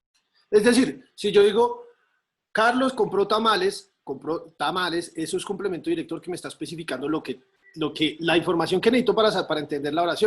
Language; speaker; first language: Spanish; native; Spanish